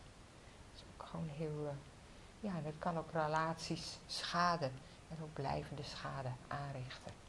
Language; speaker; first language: Dutch; native; Dutch